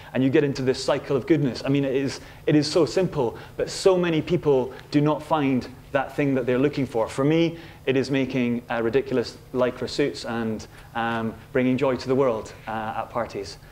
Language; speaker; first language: English; native; English